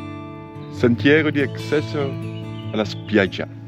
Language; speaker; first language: Italian; non-native, learner; Dutch